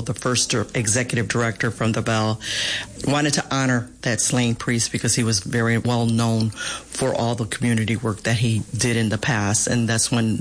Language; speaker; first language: English; native; English